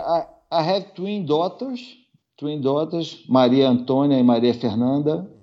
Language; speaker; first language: English; non-native, learner; Portuguese